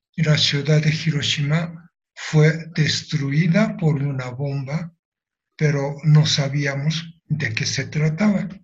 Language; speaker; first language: Spanish; non-native, fluent; Japanese